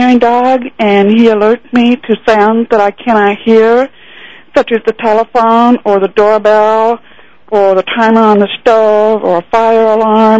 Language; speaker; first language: English; native; English